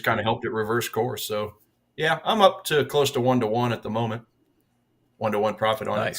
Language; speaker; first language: English; native; English